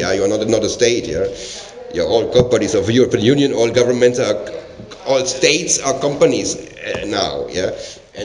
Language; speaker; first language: English; non-native, learner; German